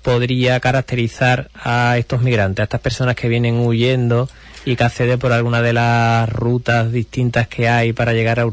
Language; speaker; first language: Spanish; native; Spanish